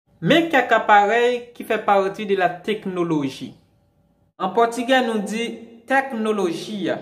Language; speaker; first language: French; non-native, local second language; Haitian Creole